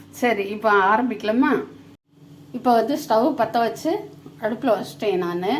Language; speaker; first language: Tamil; native; Tamil